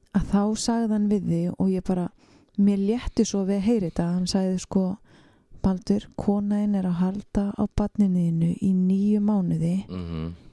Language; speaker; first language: Icelandic; native; Icelandic